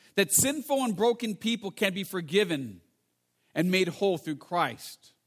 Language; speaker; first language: English; native; English